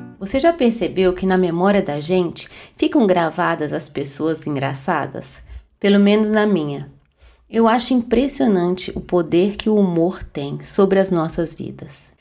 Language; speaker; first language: Portuguese; native; Portuguese